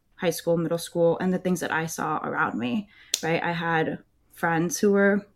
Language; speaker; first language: English; early bilingual, other home language; Spanish